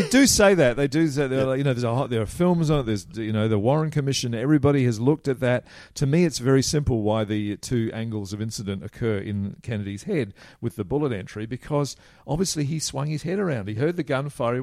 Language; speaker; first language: English; native; English